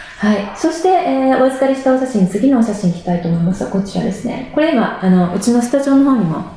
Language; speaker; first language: Japanese; native; Japanese